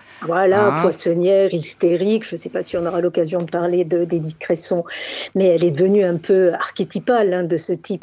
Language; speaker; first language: French; native; French